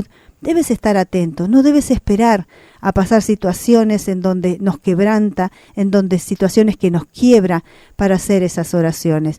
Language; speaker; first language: Spanish; native; Spanish